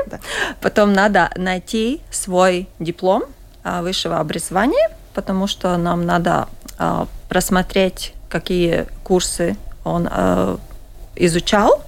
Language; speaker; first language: Russian; non-native, local second language; Latvian